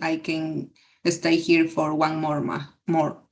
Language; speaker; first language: English; non-native, learner; Spanish